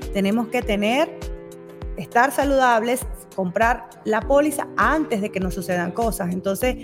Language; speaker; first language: Spanish; native; Spanish